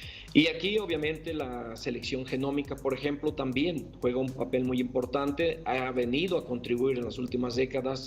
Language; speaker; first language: Spanish; native; Spanish